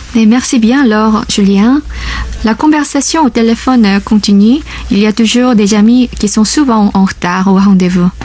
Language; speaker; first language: French; non-native, fluent; Korean